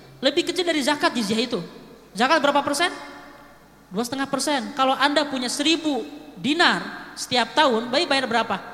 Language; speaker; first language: Indonesian; native; Indonesian